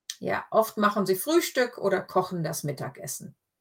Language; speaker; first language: German; native; German